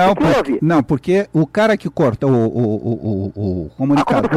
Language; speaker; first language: Portuguese; native; Portuguese